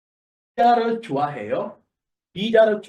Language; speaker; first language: Korean; non-native, learner; Sinhala